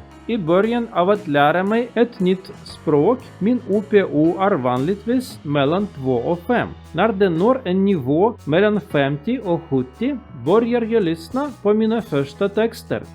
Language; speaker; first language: Swedish; non-native, learner; Russian